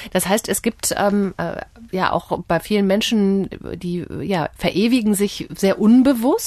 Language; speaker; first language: German; native; German